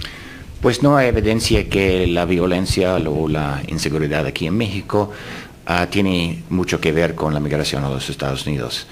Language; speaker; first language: Spanish; non-native, fluent; English